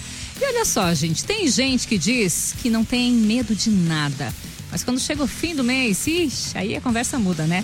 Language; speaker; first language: Portuguese; native; Portuguese